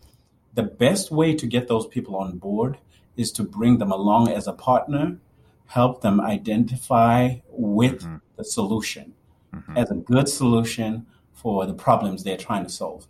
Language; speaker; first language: English; non-native, local second language; Shona